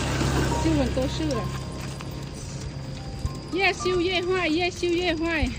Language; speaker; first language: Chinese; non-native, learner; Lao